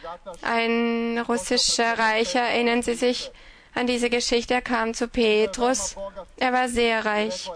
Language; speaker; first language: German; non-native, fluent; Croatian